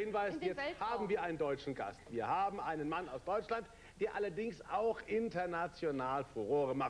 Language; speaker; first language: German; native; German